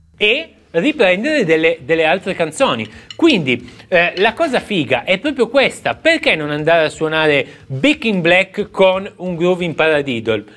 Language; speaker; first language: Italian; native; Italian